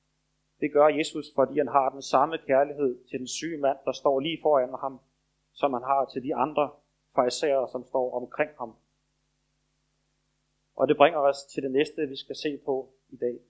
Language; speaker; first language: Danish; native; Danish